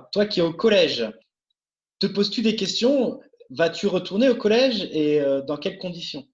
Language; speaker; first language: French; native; French